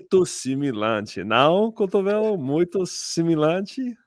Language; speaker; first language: Portuguese; non-native, learner; English